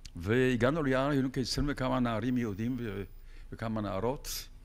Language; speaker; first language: Hebrew; non-native, fluent; Lithuanian